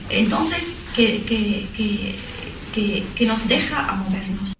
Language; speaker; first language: Spanish; non-native, learner; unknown